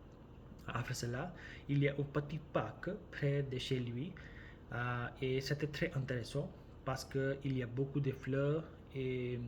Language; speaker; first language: French; non-native, learner; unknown